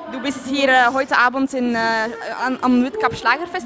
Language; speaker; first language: German; non-native, learner; Dutch